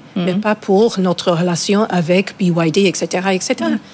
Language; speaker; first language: French; non-native, fluent; English